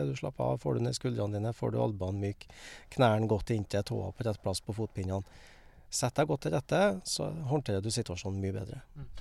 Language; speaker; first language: Norwegian; native; Norwegian